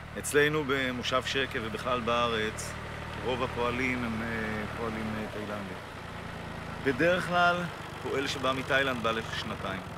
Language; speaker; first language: Hebrew; native; Hebrew